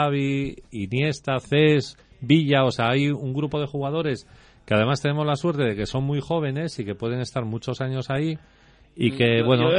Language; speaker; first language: Spanish; native; Spanish